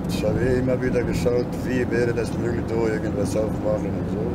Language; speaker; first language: German; non-native, learner; Bosnian